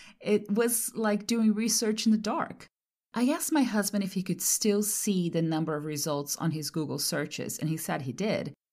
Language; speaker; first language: English; non-native, fluent; Portuguese